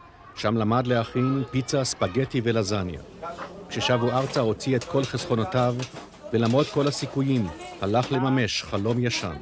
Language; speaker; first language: Hebrew; native; Hebrew